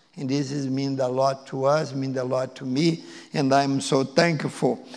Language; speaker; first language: English; non-native, learner; Portuguese